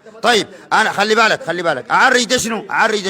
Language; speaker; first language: Arabic; native; Arabic